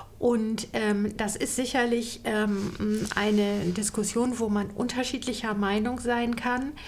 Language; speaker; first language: German; native; German